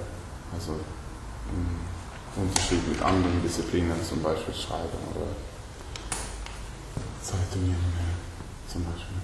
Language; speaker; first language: German; non-native, learner; Swedish